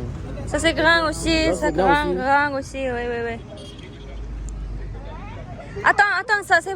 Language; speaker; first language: French; non-native, learner; Kazakh